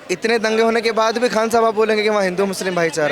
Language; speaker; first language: Hindi; native; Hindi